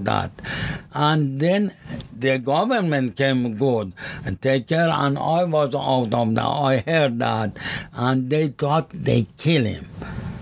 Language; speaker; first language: English; non-native, learner; Persian